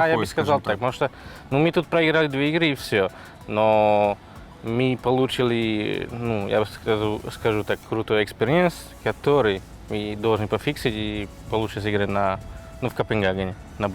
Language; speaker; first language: Russian; non-native, fluent; Slovak